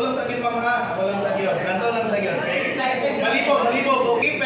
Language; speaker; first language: Cebuano; native; Cebuano